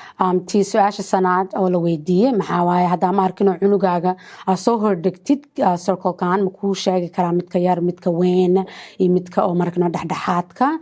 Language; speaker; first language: Somali; early bilingual, heritage; Somali